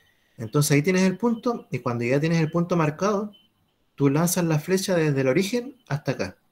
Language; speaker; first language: Spanish; native; Spanish